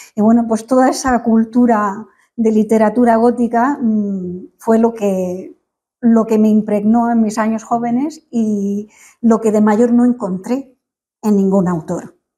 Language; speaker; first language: Spanish; non-native, fluent; English